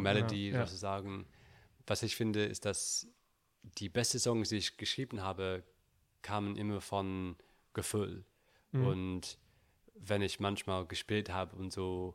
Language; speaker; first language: German; non-native, learner; English